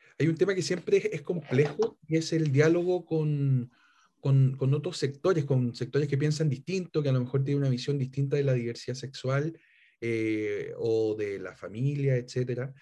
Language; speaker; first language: Spanish; native; Spanish